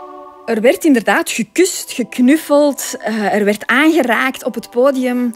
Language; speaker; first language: Dutch; native; Dutch